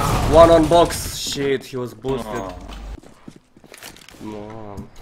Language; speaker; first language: English; non-native, fluent; Romanian